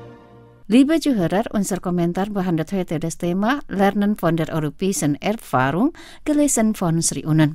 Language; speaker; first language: German; non-native, fluent; Indonesian